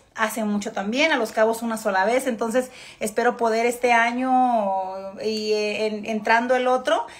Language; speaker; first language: Spanish; native; Spanish